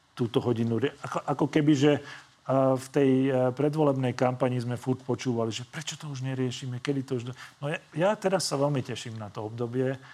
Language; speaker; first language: Slovak; non-native, local second language; Hungarian